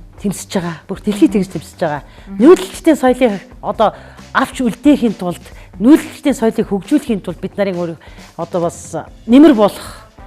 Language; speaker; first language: Mongolian; non-native, local second language; Kazakh